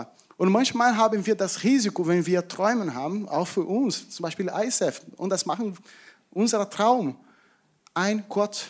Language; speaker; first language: German; non-native, fluent; Portuguese